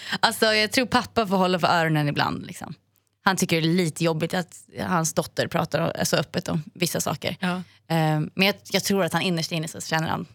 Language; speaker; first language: Swedish; native; Swedish